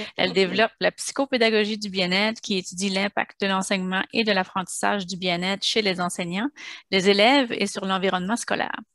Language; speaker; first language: French; native; French